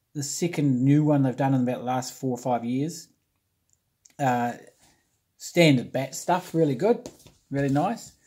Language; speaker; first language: English; native; English